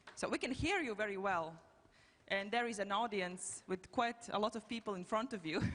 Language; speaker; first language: English; non-native, fluent; Latvian